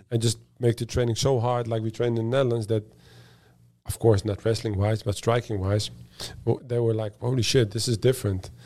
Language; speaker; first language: English; non-native, fluent; Dutch